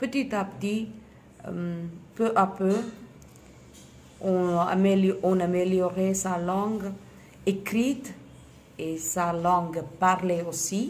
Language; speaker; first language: French; non-native, fluent; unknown